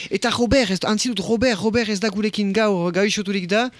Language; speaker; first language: Basque; early bilingual, heritage; Basque